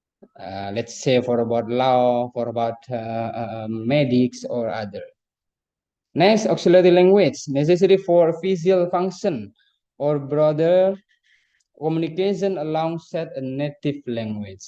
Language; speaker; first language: English; non-native, fluent; Indonesian